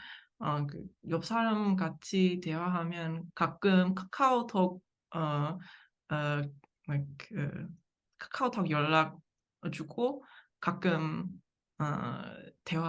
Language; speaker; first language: Korean; non-native, learner; English